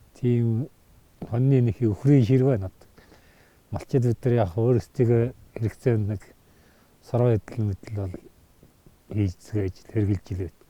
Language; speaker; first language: Mongolian; native; Mongolian